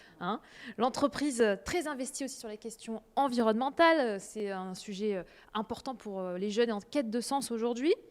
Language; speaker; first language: French; native; French